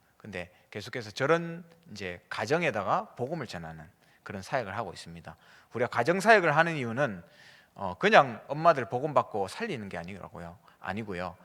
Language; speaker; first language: Korean; native; Korean